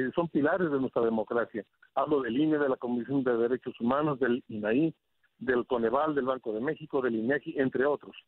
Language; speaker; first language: Spanish; native; Spanish